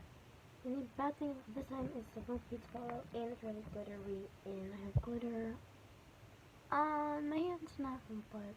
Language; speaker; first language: English; native; English